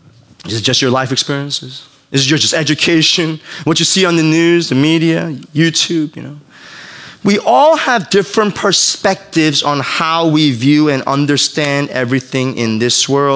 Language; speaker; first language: English; native; English